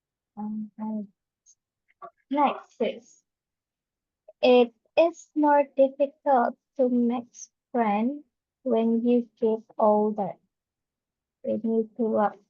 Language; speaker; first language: English; non-native, fluent; Indonesian